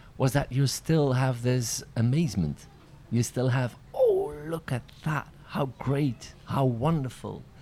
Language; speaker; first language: English; non-native, fluent; Dutch